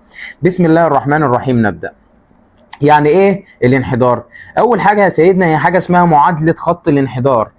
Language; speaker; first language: Arabic; native; Arabic